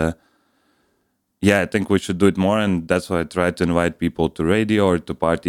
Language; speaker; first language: English; non-native, fluent; Latvian